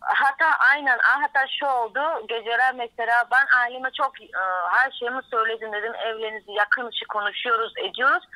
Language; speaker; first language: Turkish; non-native, fluent; Persian